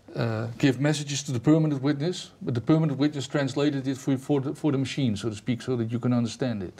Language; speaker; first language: English; non-native, fluent; Dutch